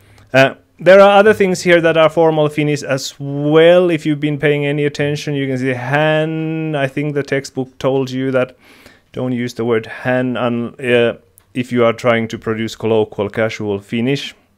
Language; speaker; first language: English; non-native, fluent; Finnish